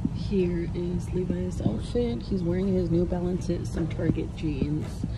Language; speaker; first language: English; early bilingual, other home language; Spanish